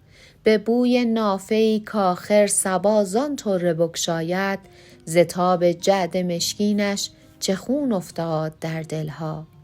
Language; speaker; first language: Persian; native; Persian